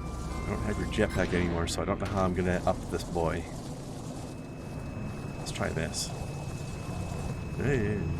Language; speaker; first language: English; native; English